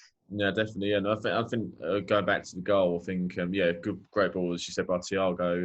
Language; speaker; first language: English; native; English